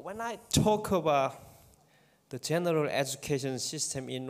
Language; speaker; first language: English; non-native, fluent; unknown